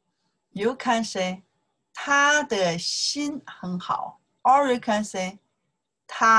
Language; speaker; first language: English; non-native, learner; Chinese